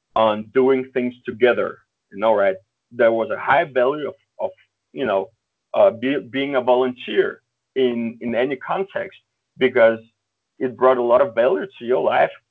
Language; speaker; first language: English; early bilingual, other home language; Russian